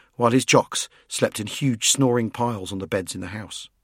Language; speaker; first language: English; native; English